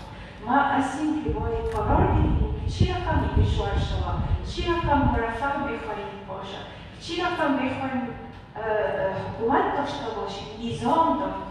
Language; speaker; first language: Persian; non-native, learner; Arabic